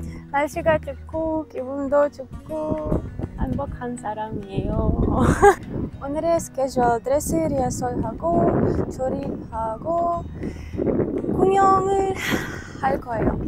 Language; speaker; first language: Korean; non-native, learner; Ukrainian